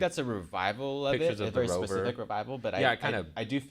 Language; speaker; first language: English; native; English